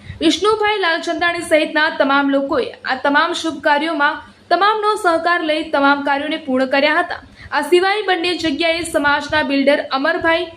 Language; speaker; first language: Gujarati; native; Gujarati